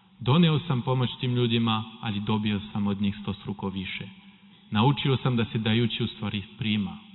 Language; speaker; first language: Serbian; non-native, fluent; French